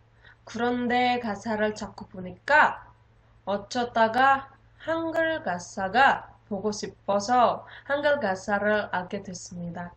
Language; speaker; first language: Korean; non-native, learner; Indonesian